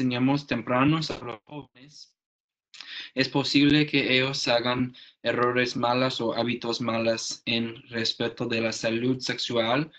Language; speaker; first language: Spanish; non-native, learner; English